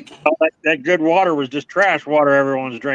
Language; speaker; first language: English; native; English